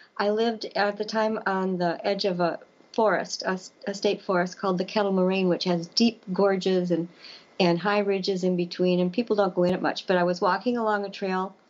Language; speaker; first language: English; native; English